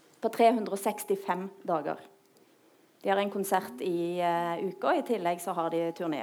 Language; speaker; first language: Norwegian; native; Norwegian